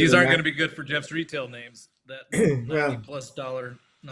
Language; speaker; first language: English; native; English